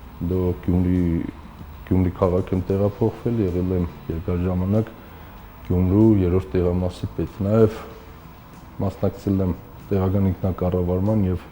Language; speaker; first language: Armenian; native; Armenian